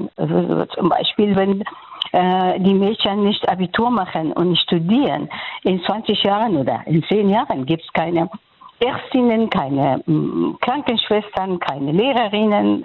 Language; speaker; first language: German; non-native, fluent; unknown